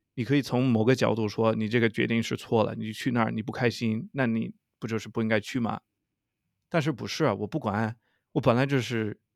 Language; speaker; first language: Chinese; non-native, fluent; English